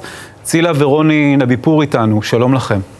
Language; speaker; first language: Hebrew; native; Hebrew